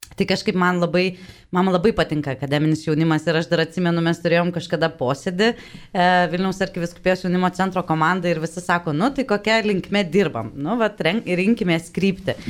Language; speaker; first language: Lithuanian; native; Lithuanian